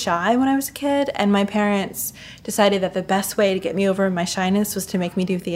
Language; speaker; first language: English; native; English